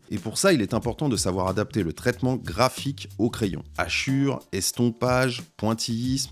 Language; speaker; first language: French; native; French